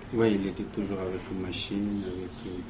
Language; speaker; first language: French; non-native, learner; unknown